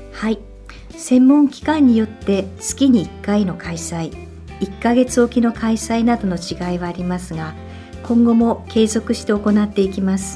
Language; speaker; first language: Japanese; native; Japanese